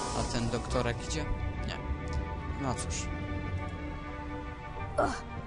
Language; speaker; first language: Polish; native; Polish